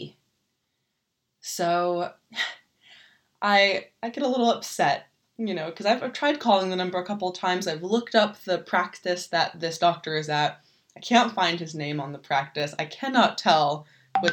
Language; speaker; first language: English; native; English